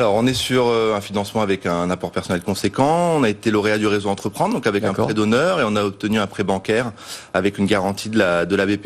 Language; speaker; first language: French; native; French